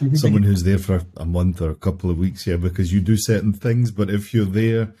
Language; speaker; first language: English; native; English